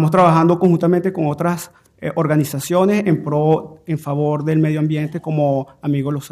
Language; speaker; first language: Spanish; native; Spanish